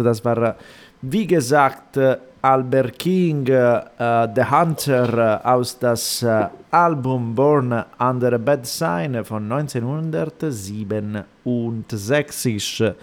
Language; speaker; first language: German; non-native, fluent; Italian